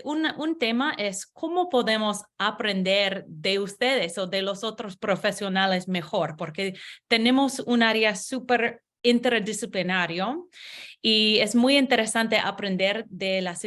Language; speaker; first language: Spanish; non-native, learner; English